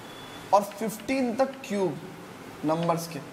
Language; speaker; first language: Hindi; native; Hindi